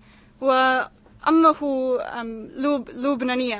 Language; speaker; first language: Arabic; non-native, fluent; English